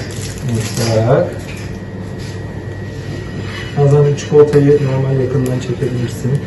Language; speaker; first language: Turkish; native; Turkish